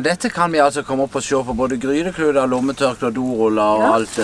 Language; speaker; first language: Norwegian; native; Norwegian